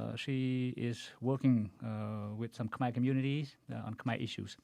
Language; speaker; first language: English; non-native, fluent; Khmer